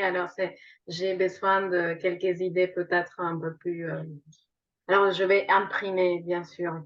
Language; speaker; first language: French; non-native, fluent; Spanish